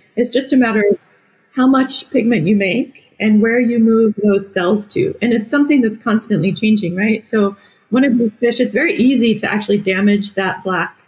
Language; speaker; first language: English; native; English